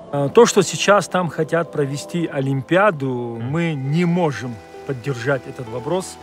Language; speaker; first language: Russian; native; Russian